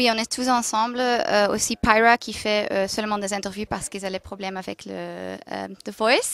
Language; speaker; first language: French; non-native, local second language; Dutch